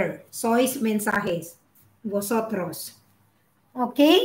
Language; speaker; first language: Spanish; non-native, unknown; Filipino